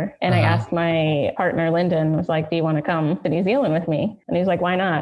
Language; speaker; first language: English; native; English